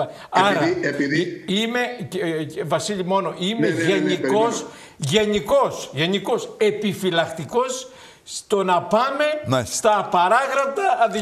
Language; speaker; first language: Greek; native; Greek